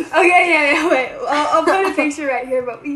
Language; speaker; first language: English; native; English